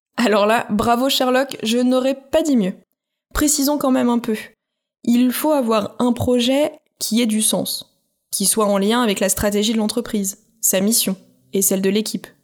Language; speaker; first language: French; native; French